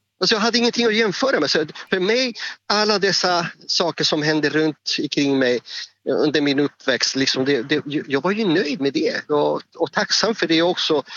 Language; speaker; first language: Swedish; non-native, fluent; Spanish